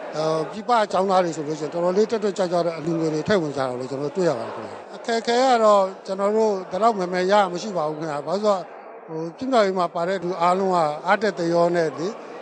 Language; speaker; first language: Burmese; native; Burmese